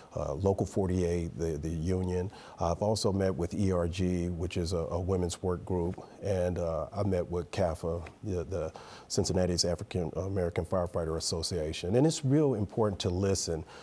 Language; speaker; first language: English; native; English